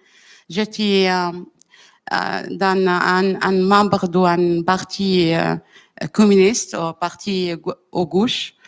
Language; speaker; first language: French; non-native, learner; Arabic